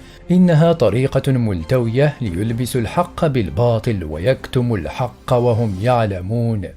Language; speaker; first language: Arabic; native; Arabic